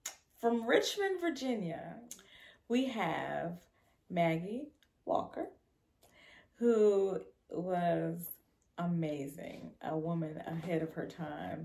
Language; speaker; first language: English; native; English